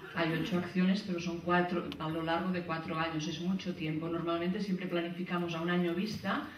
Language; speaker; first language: Spanish; non-native, local second language; Catalan